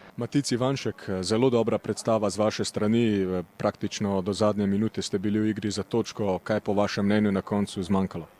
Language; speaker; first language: Slovenian; native; Slovenian